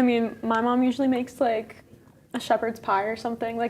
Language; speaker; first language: English; native; English